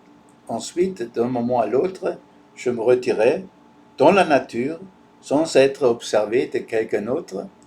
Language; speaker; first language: French; non-native, fluent; German